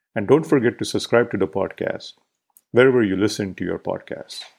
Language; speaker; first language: English; non-native, local second language; Marathi